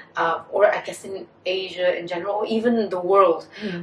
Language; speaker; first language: English; non-native, fluent; Vietnamese